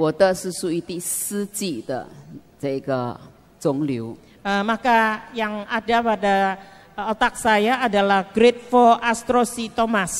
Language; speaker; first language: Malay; non-native, local second language; Chinese